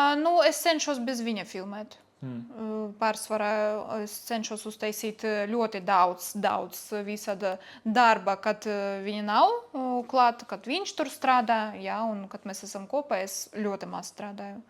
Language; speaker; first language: Latvian; non-native, local second language; Russian